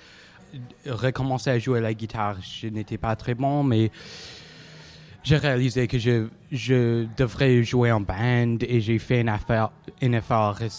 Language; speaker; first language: French; non-native, local second language; English